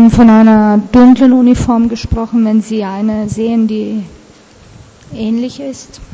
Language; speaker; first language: German; non-native, fluent; Italian